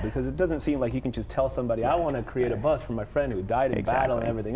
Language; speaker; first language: English; native; English